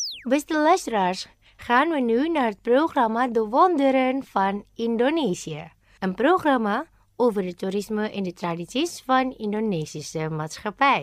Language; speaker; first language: Dutch; non-native, fluent; Indonesian